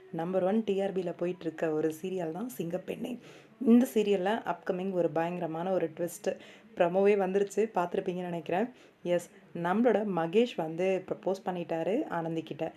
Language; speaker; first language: Tamil; native; Tamil